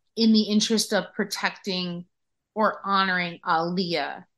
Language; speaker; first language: English; native; English